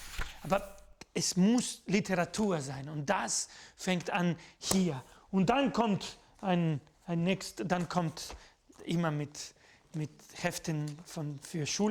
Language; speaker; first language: German; non-native, fluent; Spanish